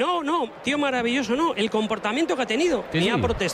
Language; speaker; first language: Spanish; native; Spanish